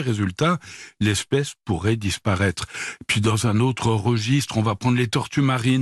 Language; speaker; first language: French; native; French